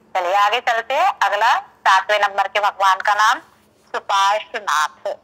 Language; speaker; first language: Hindi; native; Hindi